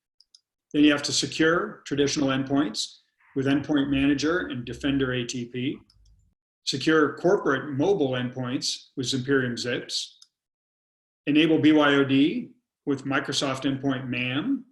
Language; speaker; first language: English; native; English